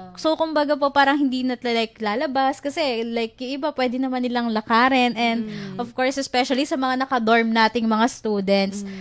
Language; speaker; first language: Filipino; native; Filipino